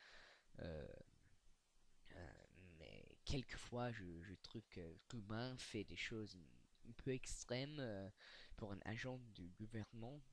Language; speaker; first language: French; non-native, learner; English